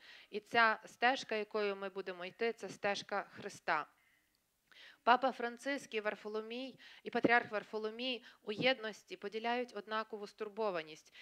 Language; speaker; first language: Ukrainian; native; Ukrainian